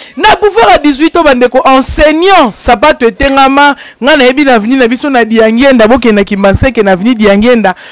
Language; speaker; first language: French; non-native, local second language; Lingala